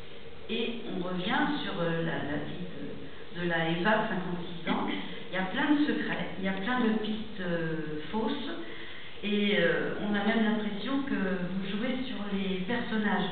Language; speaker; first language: French; native; French